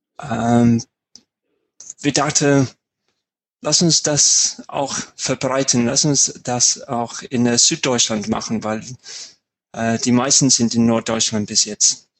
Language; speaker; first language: German; non-native, fluent; English